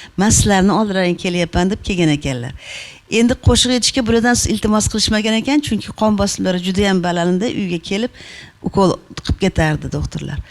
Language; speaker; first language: Uzbek; native; Uzbek